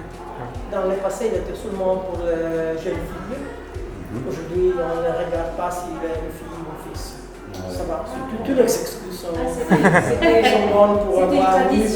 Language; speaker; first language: French; non-native, fluent; Italian